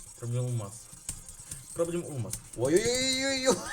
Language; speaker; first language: Turkish; non-native, learner; Ukrainian